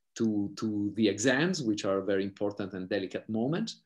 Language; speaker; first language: English; non-native, fluent; Italian